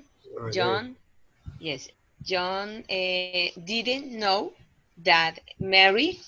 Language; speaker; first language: English; non-native, learner; Spanish